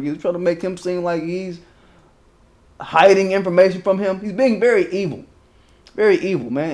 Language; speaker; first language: English; native; English